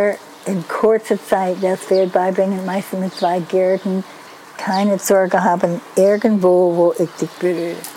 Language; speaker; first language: German; non-native, fluent; English